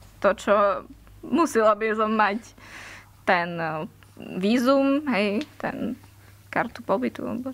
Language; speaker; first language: Slovak; non-native, fluent; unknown